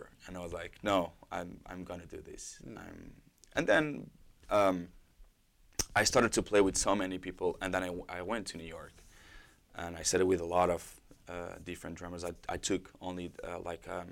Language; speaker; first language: English; non-native, fluent; Portuguese